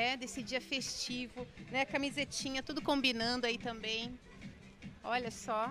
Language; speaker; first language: Portuguese; native; Portuguese